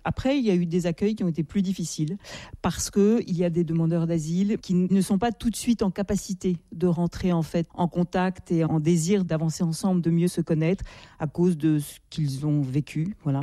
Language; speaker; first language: French; native; French